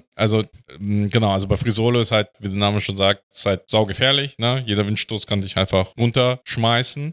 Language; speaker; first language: German; early bilingual, other home language; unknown